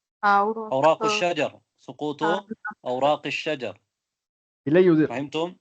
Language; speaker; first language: Arabic; non-native, fluent; Tamil